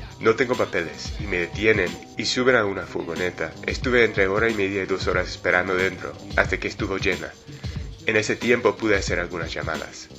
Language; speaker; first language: Spanish; native; Spanish